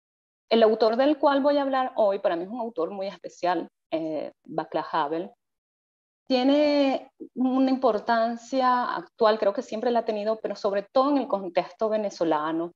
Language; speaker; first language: Spanish; native; Spanish